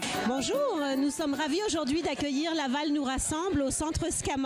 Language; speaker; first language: French; native; French